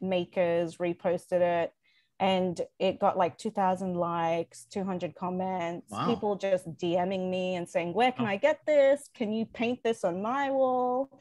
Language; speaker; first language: English; native; English